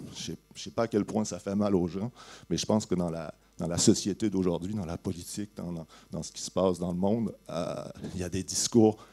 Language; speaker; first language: French; native; French